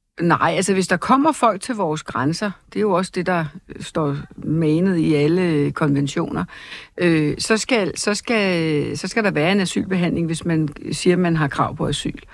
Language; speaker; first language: Danish; native; Danish